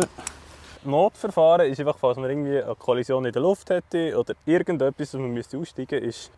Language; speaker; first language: German; native; German